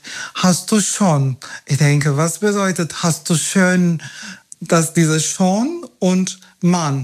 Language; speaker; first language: German; non-native, fluent; Turkish